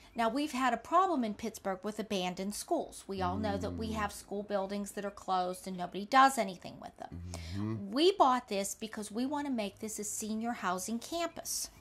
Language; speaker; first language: English; native; English